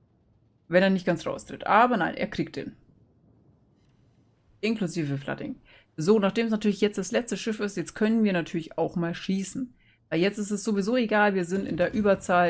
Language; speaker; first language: German; native; German